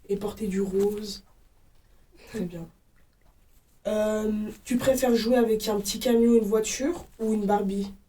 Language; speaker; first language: French; native; French